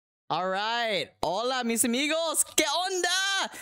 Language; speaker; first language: Spanish; non-native, learner; English